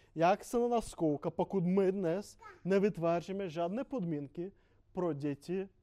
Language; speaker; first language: Czech; non-native, fluent; Russian